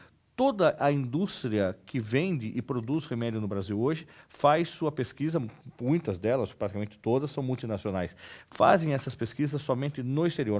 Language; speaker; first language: Portuguese; native; Portuguese